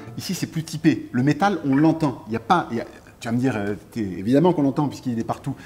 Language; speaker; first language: French; native; French